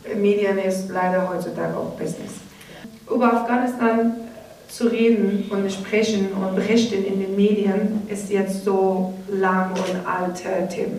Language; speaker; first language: German; non-native, learner; Persian